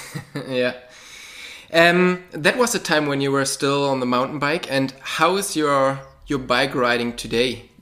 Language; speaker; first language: English; non-native, fluent; German